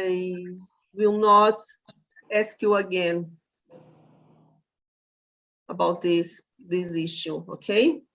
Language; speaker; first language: English; non-native, fluent; Portuguese